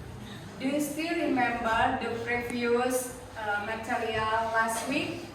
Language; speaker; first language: English; non-native, fluent; Indonesian